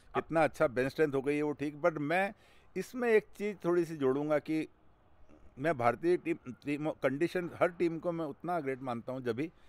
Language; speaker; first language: Hindi; native; Hindi